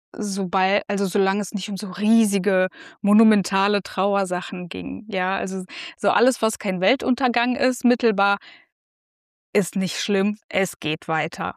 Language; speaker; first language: German; early bilingual, other home language; Russian